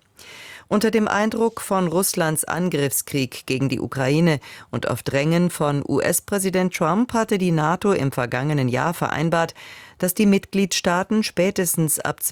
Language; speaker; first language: German; native; German